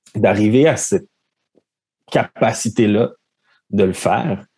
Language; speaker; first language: French; native; French